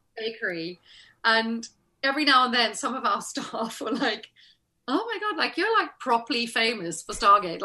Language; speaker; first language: English; native; English